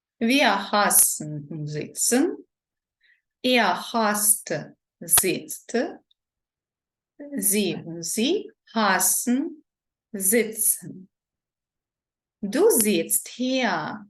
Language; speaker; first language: German; non-native, fluent; Ukrainian